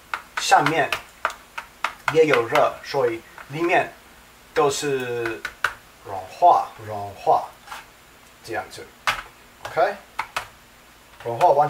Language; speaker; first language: Chinese; non-native, learner; English